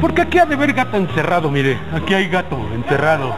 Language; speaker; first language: Spanish; native; Spanish